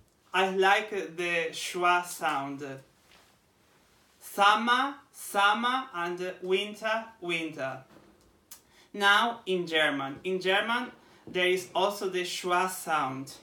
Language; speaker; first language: English; non-native, fluent; Portuguese